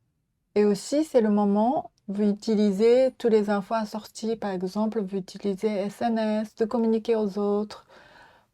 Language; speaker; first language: French; non-native, learner; Japanese